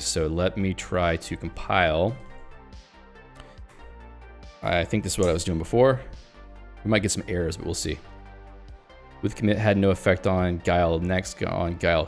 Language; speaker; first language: English; native; English